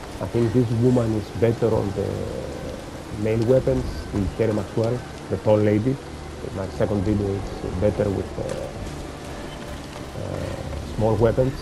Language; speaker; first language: English; non-native, learner; Greek